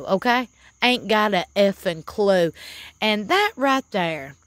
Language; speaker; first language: English; native; English